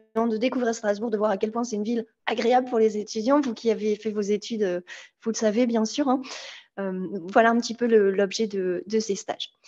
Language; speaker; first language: French; native; French